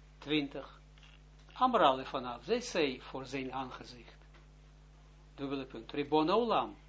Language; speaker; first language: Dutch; non-native, fluent; Hebrew